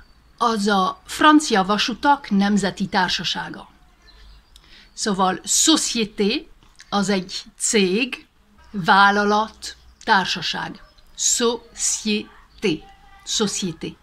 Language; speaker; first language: Hungarian; early bilingual, heritage; Hungarian